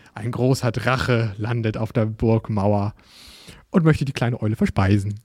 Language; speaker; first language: German; native; German